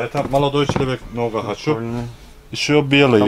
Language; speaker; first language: Russian; non-native, learner; Turkish